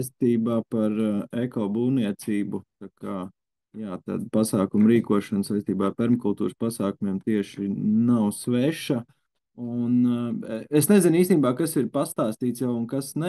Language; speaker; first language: Latvian; native; Latvian